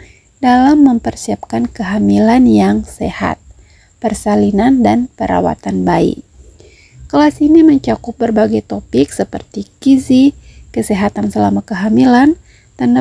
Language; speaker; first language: Indonesian; native; Indonesian